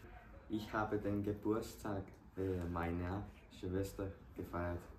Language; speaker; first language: German; non-native, learner; Danish